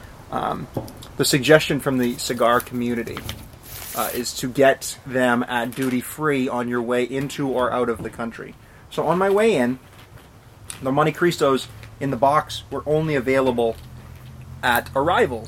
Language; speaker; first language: English; native; English